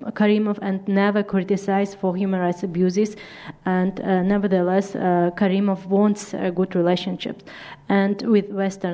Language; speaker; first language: English; non-native, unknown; Uzbek